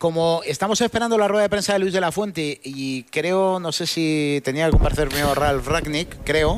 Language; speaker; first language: Spanish; native; Spanish